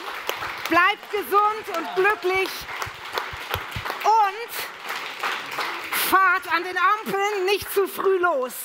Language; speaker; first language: German; native; German